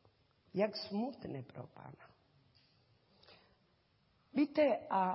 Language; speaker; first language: Czech; non-native, learner; Spanish